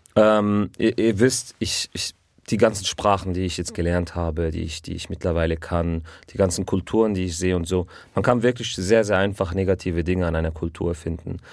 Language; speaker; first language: German; early bilingual, other home language; Arabic